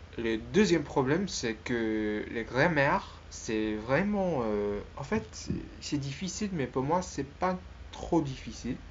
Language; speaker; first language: French; non-native, learner; Spanish